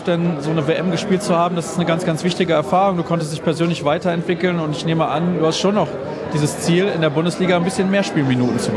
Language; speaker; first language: German; native; German